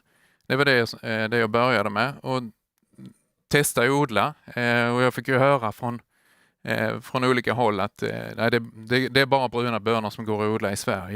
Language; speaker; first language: Swedish; native; Swedish